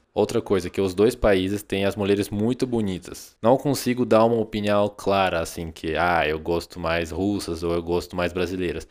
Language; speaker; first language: Portuguese; non-native, fluent; Russian